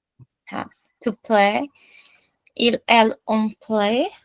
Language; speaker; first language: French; non-native, learner; Portuguese